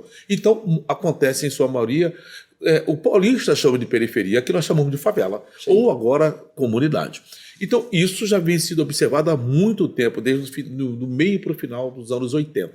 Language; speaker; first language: Portuguese; native; Portuguese